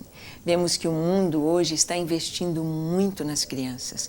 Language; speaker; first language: Portuguese; native; Portuguese